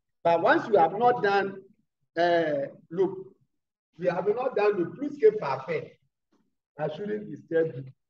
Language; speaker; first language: English; non-native, local second language; Akan